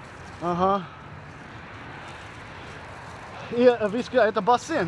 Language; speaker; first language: Russian; non-native, learner; English